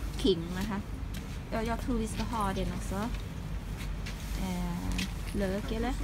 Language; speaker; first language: Swedish; non-native, learner; Thai